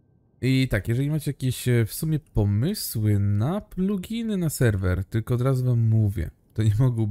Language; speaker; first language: Polish; native; Polish